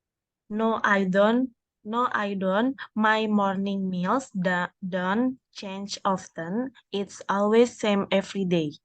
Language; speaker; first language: English; non-native, learner; Indonesian